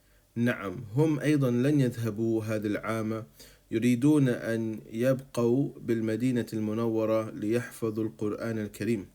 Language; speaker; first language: Arabic; non-native, fluent; English